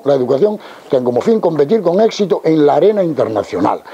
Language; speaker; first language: Spanish; non-native, local second language; Galician